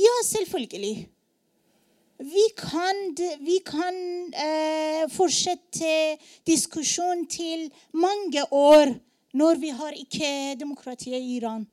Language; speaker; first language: Norwegian; non-native, learner; Persian